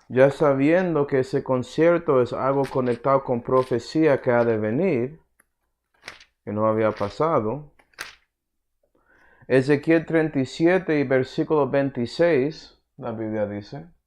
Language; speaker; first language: Spanish; early bilingual, heritage; Spanish